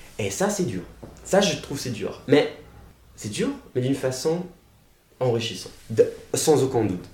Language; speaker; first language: French; non-native, fluent; German